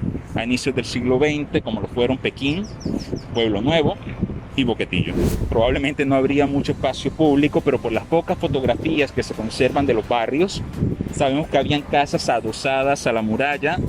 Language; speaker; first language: Spanish; native; Spanish